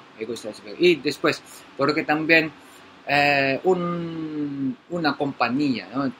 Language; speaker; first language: Spanish; non-native, learner; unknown